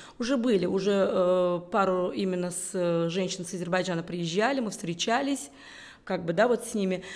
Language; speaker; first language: Russian; non-native, local second language; Uzbek